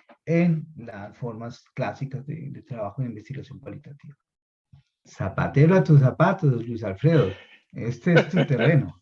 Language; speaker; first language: Spanish; native; Spanish